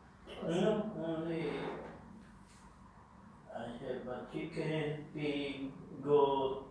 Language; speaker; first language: English; non-native, learner; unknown